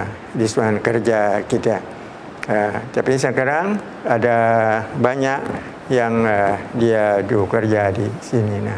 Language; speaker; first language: Indonesian; early bilingual, heritage; Thai